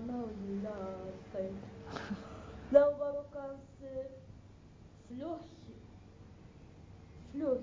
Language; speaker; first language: Dutch; non-native, learner; Arabic